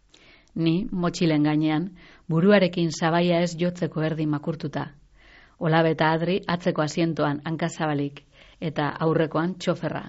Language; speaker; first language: Basque; native; Basque